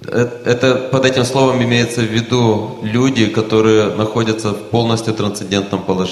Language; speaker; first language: Russian; native; Russian